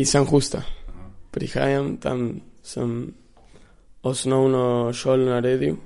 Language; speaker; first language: Slovenian; early bilingual, heritage; Slovenian